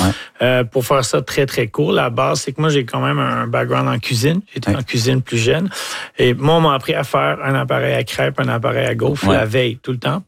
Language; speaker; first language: French; native; French